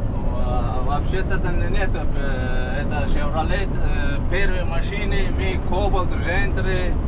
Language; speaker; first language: Russian; non-native, local second language; Uzbek